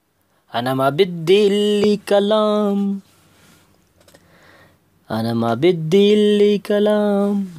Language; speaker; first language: Arabic; non-native, learner; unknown